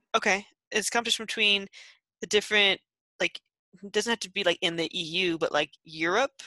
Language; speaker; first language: English; native; English